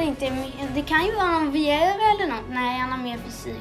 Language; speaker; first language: Swedish; native; Swedish